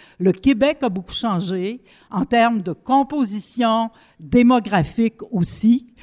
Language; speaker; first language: French; native; French